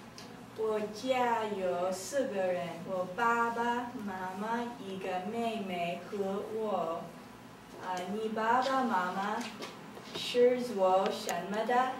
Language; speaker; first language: Chinese; non-native, learner; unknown